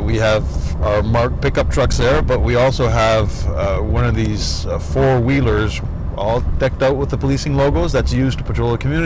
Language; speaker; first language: English; non-native, local second language; French